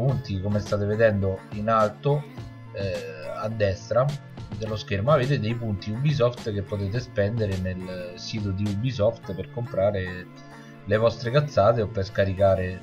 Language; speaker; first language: Italian; native; Italian